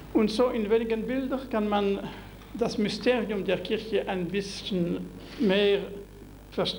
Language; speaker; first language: German; non-native, local second language; French